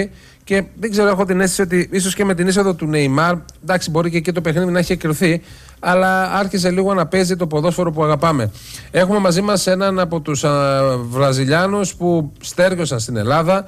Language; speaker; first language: Greek; native; Greek